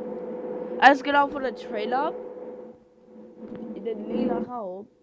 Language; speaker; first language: German; non-native, learner; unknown